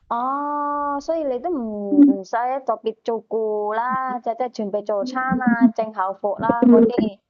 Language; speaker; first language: Cantonese; native; Cantonese